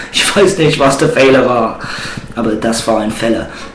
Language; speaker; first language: German; non-native, learner; English